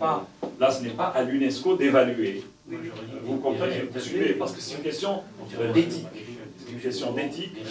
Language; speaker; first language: French; native; French